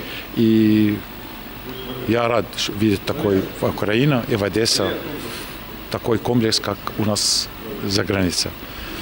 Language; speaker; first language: Russian; non-native, learner; Arabic